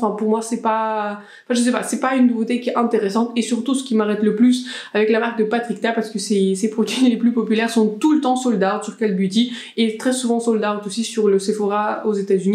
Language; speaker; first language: French; native; French